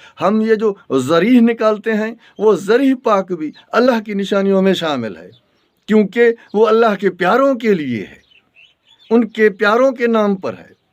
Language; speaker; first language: Urdu; non-native, local second language; Sindhi